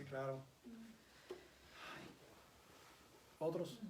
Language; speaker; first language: Spanish; non-native, fluent; English